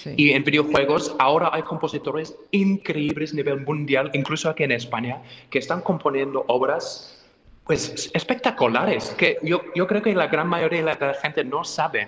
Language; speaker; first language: Spanish; non-native, fluent; English